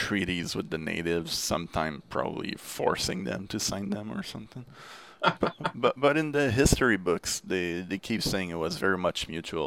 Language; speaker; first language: English; non-native, fluent; French